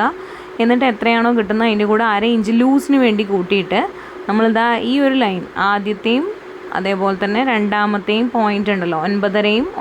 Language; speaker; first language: Malayalam; native; Malayalam